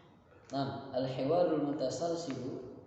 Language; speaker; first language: Arabic; non-native, fluent; Indonesian